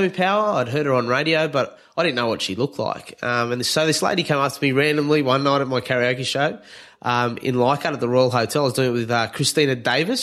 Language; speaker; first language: English; native; English